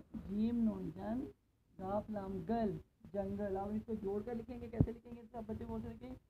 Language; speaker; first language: Urdu; non-native, local second language; Punjabi